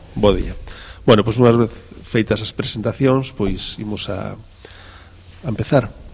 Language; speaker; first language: Galician; native; Galician